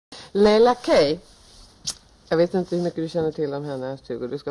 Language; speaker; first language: Swedish; native; Swedish